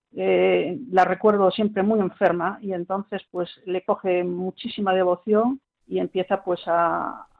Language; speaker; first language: Spanish; early bilingual, heritage; French